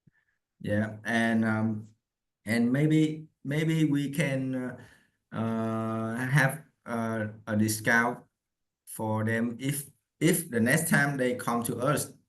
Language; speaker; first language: English; non-native, learner; Vietnamese